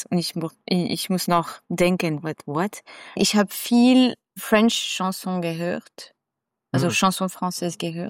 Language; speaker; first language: German; non-native, fluent; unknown